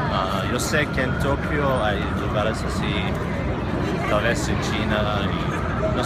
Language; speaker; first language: Spanish; non-native, fluent; English